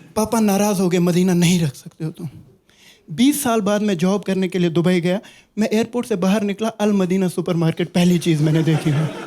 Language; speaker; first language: Hindi; non-native, local second language; Kashmiri